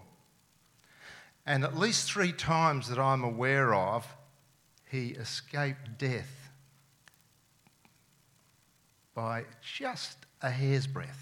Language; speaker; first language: English; non-native, local second language; Serbian